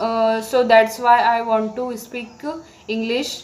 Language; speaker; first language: English; non-native, learner; Marathi